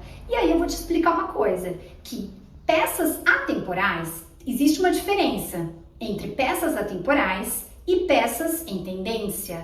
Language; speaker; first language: Portuguese; native; Portuguese